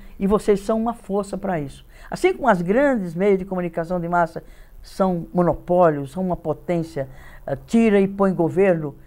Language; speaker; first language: Portuguese; native; Portuguese